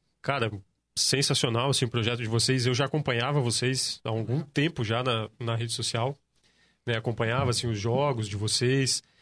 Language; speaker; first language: Portuguese; native; Portuguese